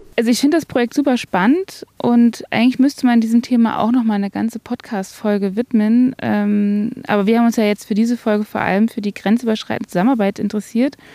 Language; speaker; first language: German; native; German